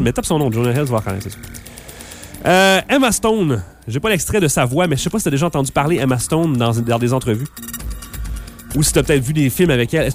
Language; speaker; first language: French; native; French